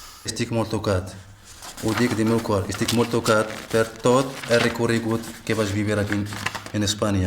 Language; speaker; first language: Catalan; non-native, fluent; Arabic